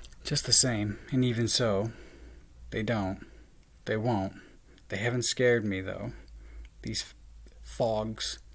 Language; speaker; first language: English; native; English